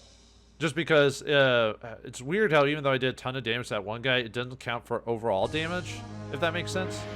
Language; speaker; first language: English; native; English